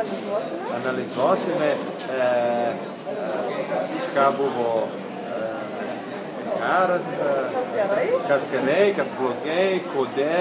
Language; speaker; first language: Lithuanian; non-native, learner; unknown